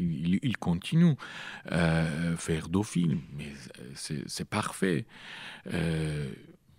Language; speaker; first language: French; non-native, learner; Persian